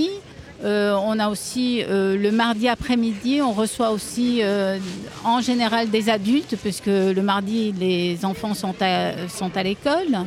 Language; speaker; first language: French; native; French